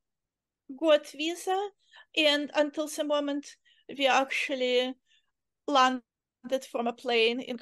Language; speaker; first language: English; non-native, fluent; Uzbek